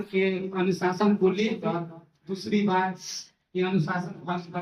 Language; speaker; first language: Hindi; native; Hindi